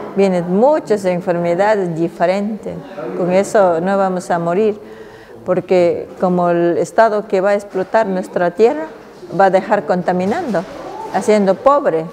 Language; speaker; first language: Spanish; non-native, local second language; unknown